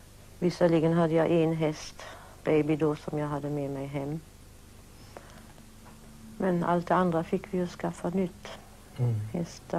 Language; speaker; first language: Swedish; early bilingual, other home language; German